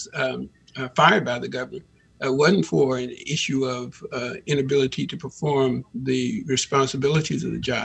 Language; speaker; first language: English; native; English